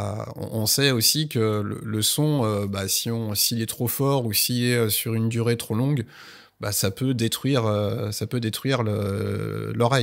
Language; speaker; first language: French; native; French